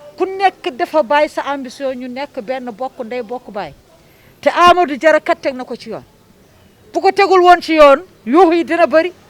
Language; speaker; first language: Wolof; native; Wolof